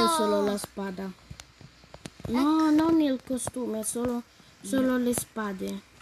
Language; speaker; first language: Italian; early bilingual, other home language; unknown